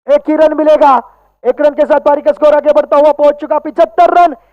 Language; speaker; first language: Hindi; non-native, local second language; Marathi